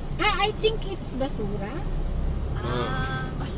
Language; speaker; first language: English; non-native, local second language; Filipino